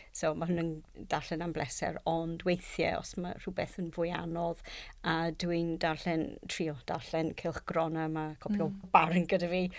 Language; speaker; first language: Welsh; non-native, local second language; English